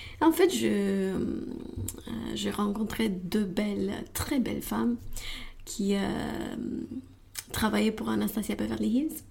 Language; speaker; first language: French; non-native, learner; Romanian